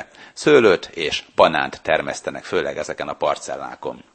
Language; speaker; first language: Hungarian; native; Hungarian